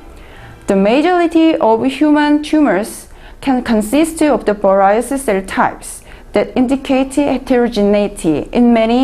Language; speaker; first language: English; non-native, learner; Korean